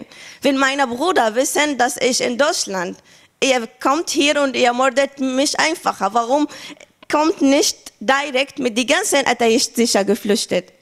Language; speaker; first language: German; non-native, learner; Arabic